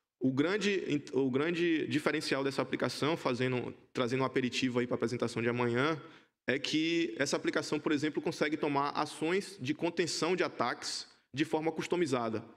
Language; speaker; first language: Portuguese; native; Portuguese